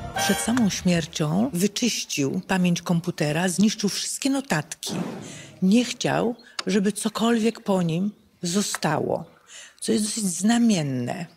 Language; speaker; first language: Polish; native; Polish